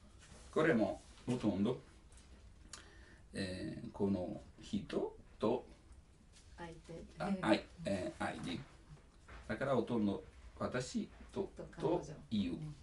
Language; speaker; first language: Japanese; non-native, learner; Italian